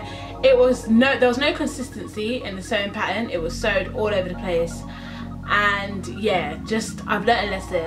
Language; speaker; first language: English; native; English